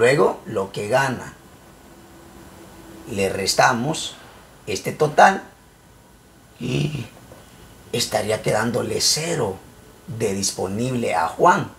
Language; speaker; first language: Spanish; native; Spanish